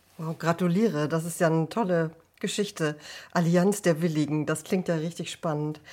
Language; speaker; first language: German; native; German